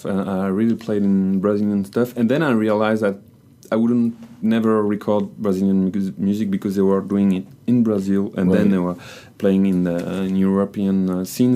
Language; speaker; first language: English; non-native, fluent; French